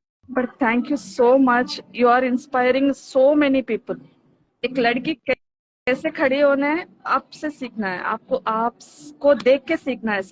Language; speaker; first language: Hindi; non-native, local second language; Telugu